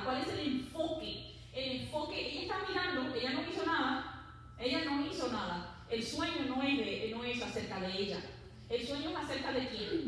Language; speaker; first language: Spanish; early bilingual, heritage; Spanish